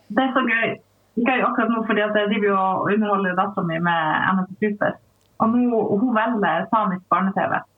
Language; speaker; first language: Norwegian; native; Norwegian